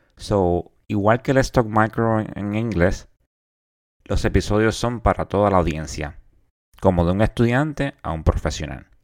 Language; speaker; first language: Spanish; native; Spanish